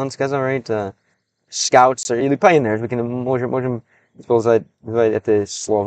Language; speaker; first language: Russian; non-native, learner; English